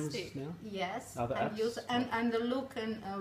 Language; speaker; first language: English; non-native, learner; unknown